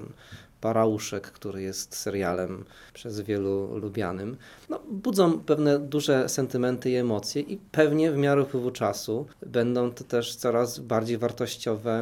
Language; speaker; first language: Polish; native; Polish